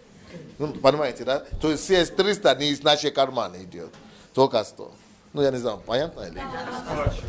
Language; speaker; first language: Russian; non-native, learner; Yoruba